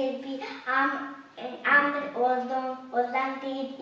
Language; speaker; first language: Mongolian; early bilingual, heritage; Mongolian